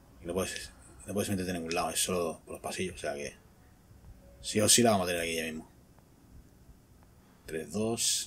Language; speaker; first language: Spanish; native; Spanish